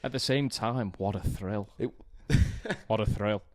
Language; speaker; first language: English; native; English